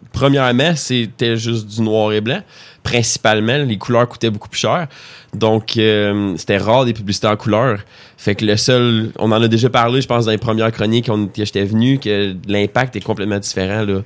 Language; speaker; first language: French; native; French